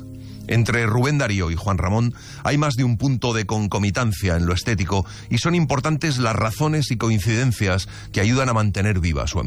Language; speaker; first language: Spanish; native; Spanish